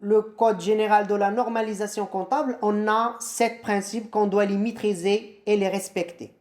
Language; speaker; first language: French; non-native, local second language; Arabic